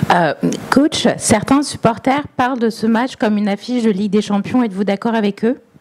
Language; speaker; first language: French; native; French